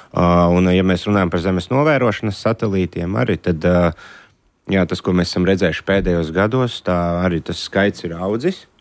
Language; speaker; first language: Latvian; native; Latvian